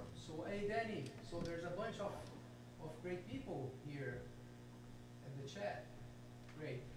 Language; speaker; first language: English; non-native, fluent; Portuguese